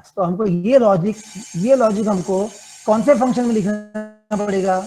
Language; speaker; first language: Hindi; non-native, local second language; Gujarati